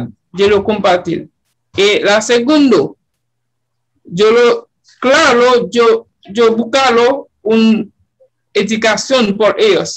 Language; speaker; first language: Spanish; non-native, learner; Haitian Creole